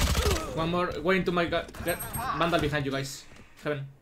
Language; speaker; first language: English; non-native, learner; Spanish